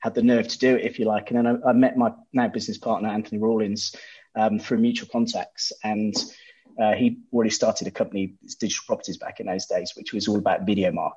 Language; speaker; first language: English; native; English